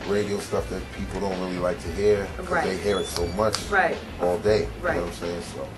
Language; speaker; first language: English; native; English